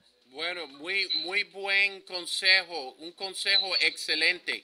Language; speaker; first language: Spanish; early bilingual, heritage; Spanish